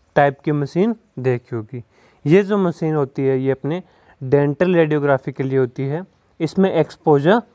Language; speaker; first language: Hindi; native; Hindi